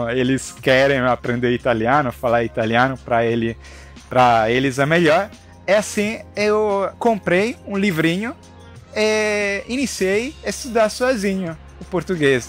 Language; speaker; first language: Portuguese; non-native, learner; Italian